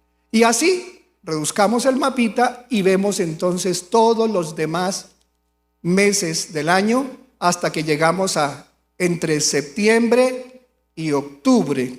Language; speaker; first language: Spanish; native; Spanish